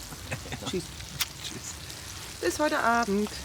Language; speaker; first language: German; native; German